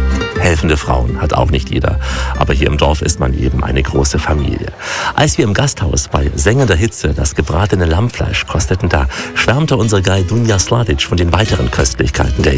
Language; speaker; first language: German; native; German